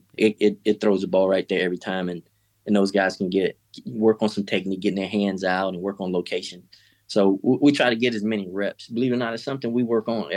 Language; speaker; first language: English; native; English